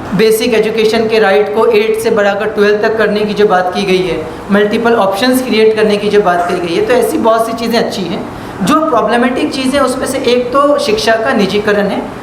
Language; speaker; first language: Hindi; native; Hindi